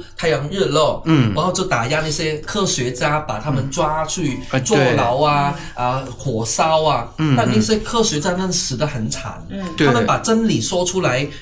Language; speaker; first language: Chinese; non-native, local second language; Cantonese